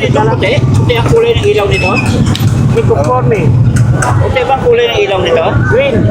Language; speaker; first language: Filipino; native; Filipino